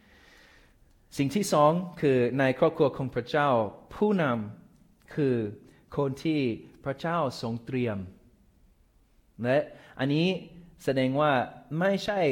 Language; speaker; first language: Thai; non-native, fluent; English